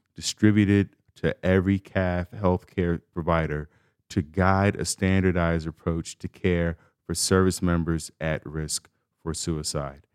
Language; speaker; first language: English; native; English